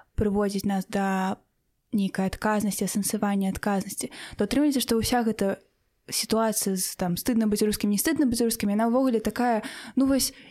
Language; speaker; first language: Belarusian; non-native, local second language; Russian